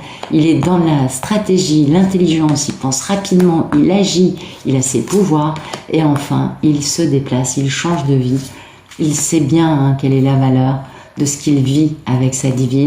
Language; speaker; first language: French; native; French